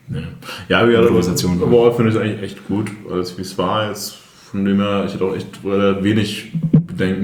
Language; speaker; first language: German; native; German